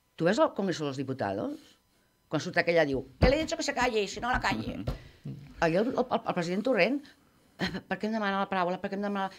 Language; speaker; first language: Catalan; non-native, local second language; Spanish